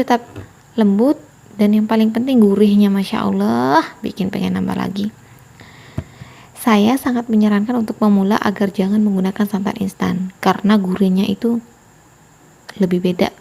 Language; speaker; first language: Indonesian; native; Indonesian